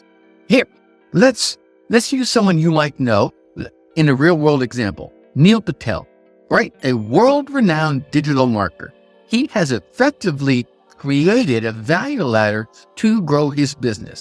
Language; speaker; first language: English; native; English